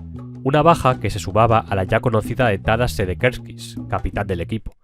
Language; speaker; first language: Spanish; native; Spanish